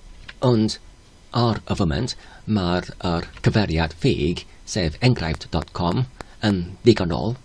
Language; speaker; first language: Welsh; non-native, fluent; English